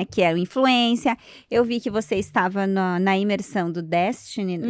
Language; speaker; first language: Portuguese; native; Portuguese